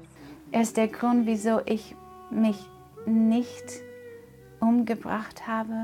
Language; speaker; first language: German; non-native, fluent; English